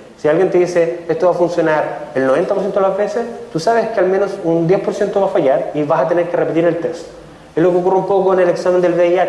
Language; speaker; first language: Spanish; native; Spanish